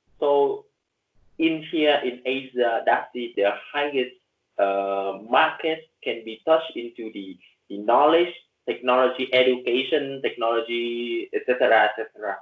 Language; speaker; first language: English; non-native, learner; Vietnamese